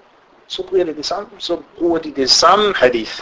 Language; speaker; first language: Danish; non-native, fluent; Arabic